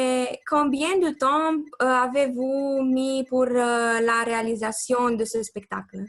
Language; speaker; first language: French; non-native, learner; Romanian